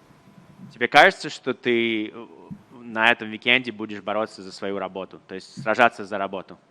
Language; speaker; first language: Russian; native; Russian